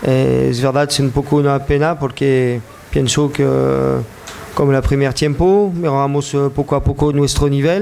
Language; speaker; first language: Spanish; non-native, learner; French